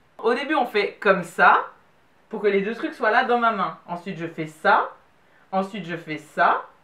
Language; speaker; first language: French; native; French